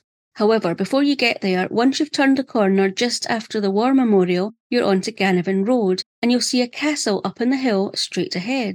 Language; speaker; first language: English; native; English